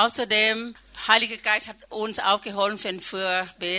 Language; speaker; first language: German; non-native, learner; Thai